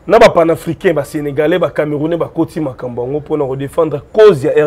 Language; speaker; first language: French; non-native, local second language; Lingala